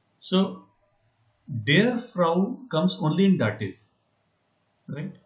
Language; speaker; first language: German; non-native, learner; Hindi